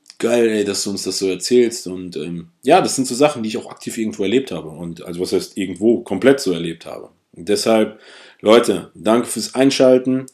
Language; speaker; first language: German; early bilingual, other home language; Russian